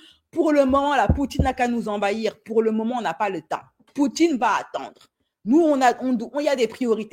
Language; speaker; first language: French; native; French